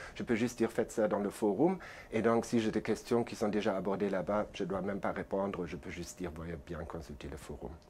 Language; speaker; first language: French; non-native, fluent; German